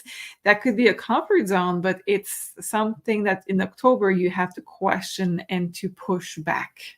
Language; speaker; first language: English; non-native, fluent; French